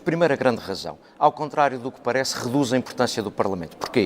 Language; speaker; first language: Portuguese; native; Portuguese